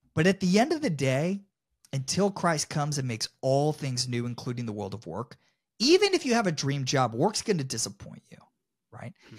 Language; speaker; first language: English; native; English